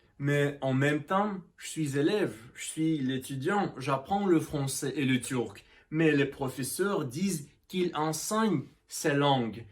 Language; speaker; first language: French; non-native, learner; Russian